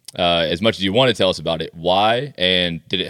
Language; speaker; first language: English; native; English